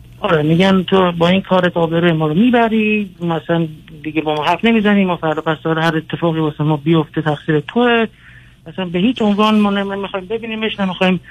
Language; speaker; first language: Persian; early bilingual, other home language; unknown